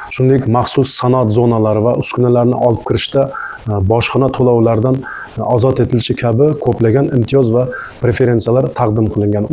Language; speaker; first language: Uzbek; non-native, local second language; Kara-Kalpak